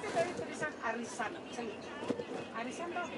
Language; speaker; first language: Indonesian; native; Indonesian